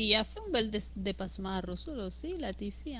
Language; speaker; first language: French; non-native, fluent; Spanish